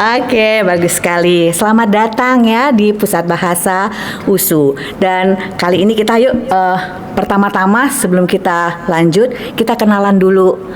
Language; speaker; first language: Indonesian; native; Indonesian